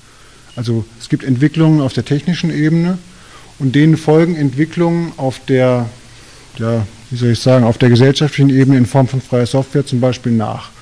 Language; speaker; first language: German; native; German